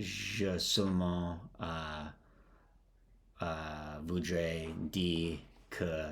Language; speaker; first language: French; non-native, learner; English